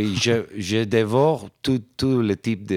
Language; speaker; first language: French; non-native, fluent; Spanish